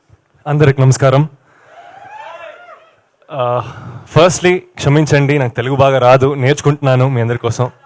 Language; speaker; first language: Telugu; non-native, learner; Kannada